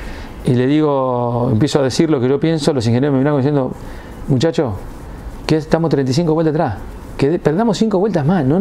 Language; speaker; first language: Spanish; native; Spanish